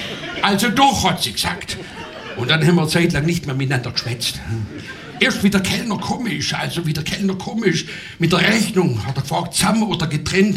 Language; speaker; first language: German; native; German